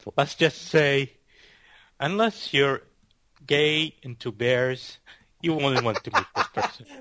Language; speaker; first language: English; non-native, fluent; Arabic